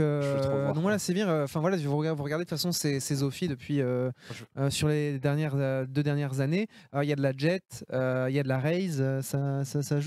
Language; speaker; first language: French; native; French